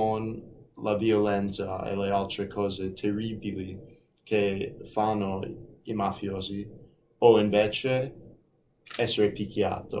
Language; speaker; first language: Italian; non-native, fluent; English